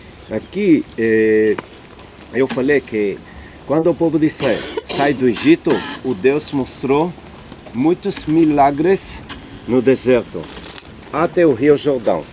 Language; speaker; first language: Portuguese; non-native, learner; Hebrew